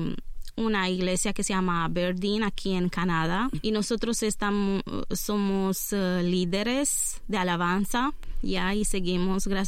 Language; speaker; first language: Spanish; non-native, learner; Romanian